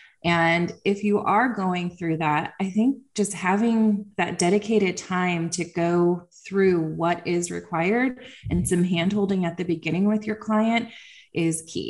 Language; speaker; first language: English; native; English